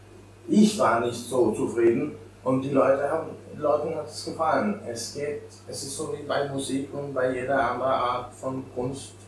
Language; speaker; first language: German; non-native, fluent; Albanian